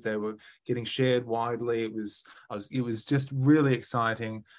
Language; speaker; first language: English; native; English